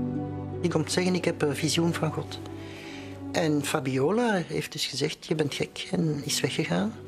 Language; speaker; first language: Dutch; native; Dutch